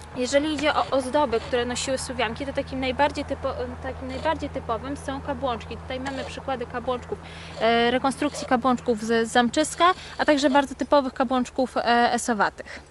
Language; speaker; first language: Polish; native; Polish